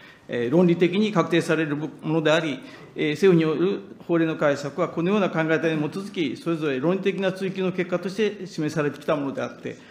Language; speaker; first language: Japanese; native; Japanese